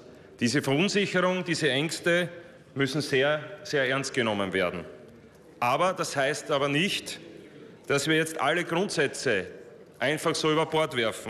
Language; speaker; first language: German; native; German